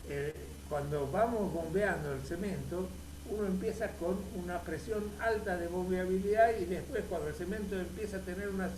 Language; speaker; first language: Spanish; native; Spanish